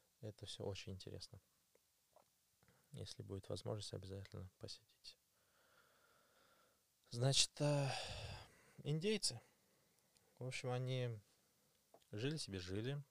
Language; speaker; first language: Russian; native; Russian